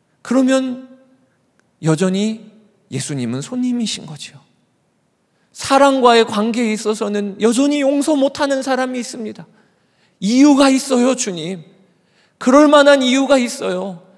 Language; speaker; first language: Korean; native; Korean